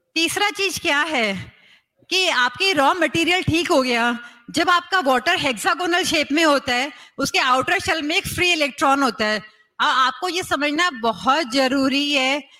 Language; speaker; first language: Hindi; native; Hindi